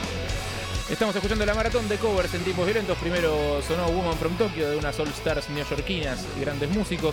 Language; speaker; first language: Spanish; native; Spanish